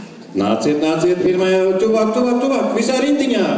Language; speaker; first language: Latvian; native; Latvian